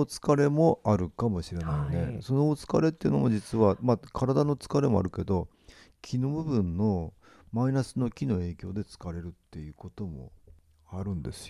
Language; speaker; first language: Japanese; native; Japanese